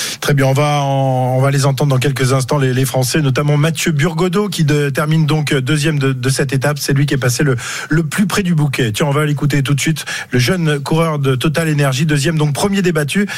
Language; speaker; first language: French; native; French